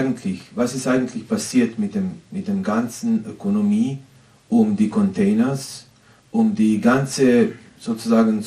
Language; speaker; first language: German; non-native, fluent; Serbian